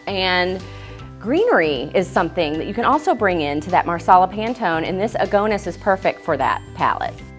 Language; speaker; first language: English; native; English